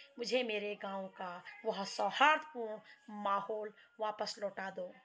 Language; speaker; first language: Hindi; non-native, local second language; Garhwali